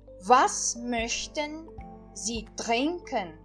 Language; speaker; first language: German; non-native, fluent; Portuguese